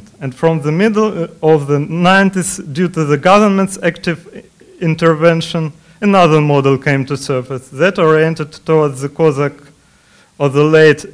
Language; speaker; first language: English; non-native, fluent; Russian